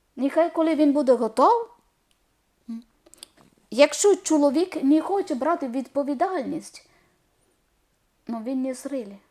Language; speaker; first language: Ukrainian; non-native, learner; Malayalam